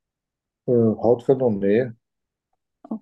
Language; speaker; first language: German; non-native, fluent; Turkish